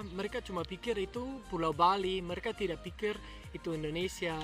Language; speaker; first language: Indonesian; non-native, fluent; German